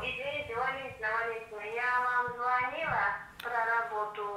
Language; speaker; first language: Russian; non-native, learner; Uzbek